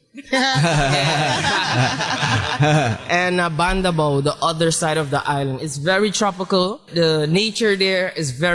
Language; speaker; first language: English; non-native, fluent; Papiamento